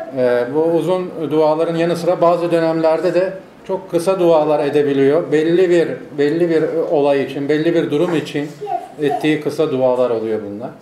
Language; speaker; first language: Turkish; native; Turkish